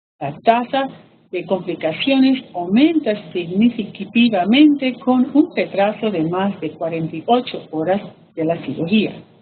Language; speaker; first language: Spanish; early bilingual, heritage; Spanish